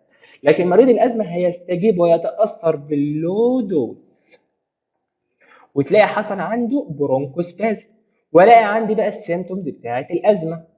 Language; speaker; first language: Arabic; native; Arabic